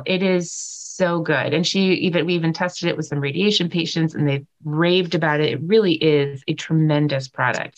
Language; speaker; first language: English; native; English